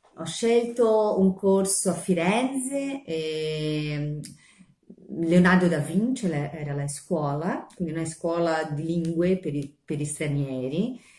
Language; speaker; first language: Italian; non-native, fluent; Portuguese